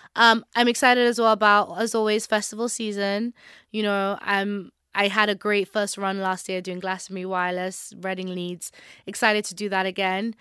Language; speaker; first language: English; non-native, local second language; Yoruba